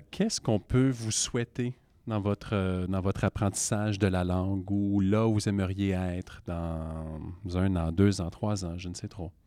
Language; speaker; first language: French; native; French